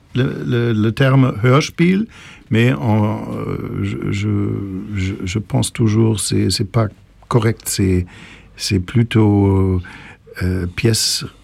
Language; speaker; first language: French; non-native, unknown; German